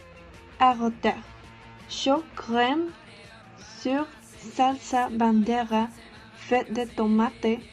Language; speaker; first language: French; non-native, learner; Spanish